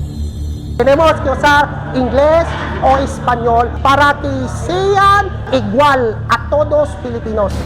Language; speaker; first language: Spanish; non-native, fluent; Filipino